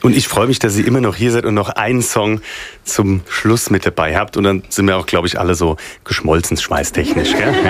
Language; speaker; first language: German; native; German